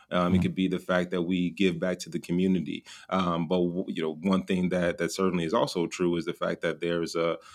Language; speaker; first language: English; native; English